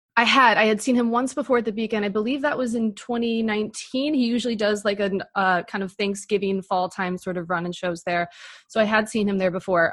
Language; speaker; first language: English; native; English